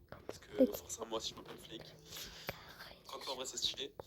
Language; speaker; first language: French; native; French